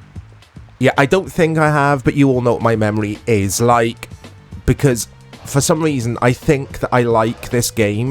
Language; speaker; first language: English; native; English